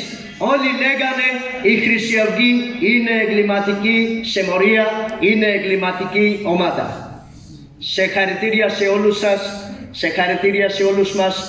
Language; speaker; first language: Greek; non-native, learner; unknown